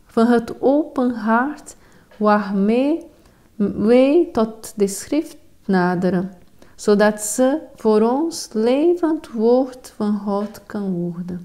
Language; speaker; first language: Dutch; non-native, fluent; Portuguese